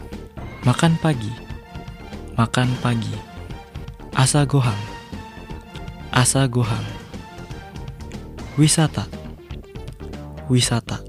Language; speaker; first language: Japanese; non-native, fluent; Indonesian